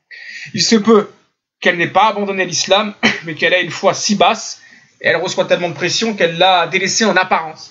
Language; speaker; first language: French; native; French